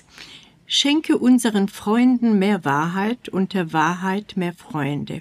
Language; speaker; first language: German; native; German